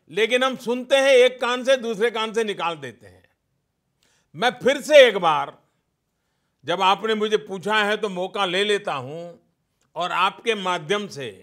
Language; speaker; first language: Hindi; native; Hindi